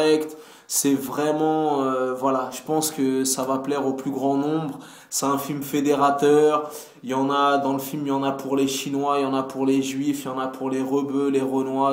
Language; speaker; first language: French; native; French